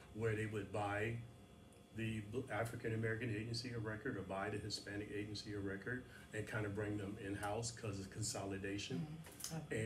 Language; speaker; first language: English; native; English